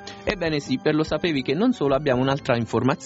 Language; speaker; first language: Italian; native; Italian